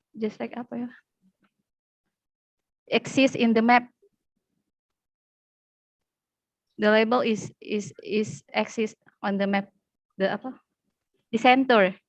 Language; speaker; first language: English; non-native, learner; Indonesian